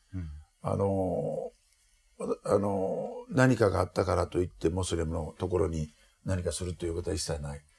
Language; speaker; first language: Japanese; native; Japanese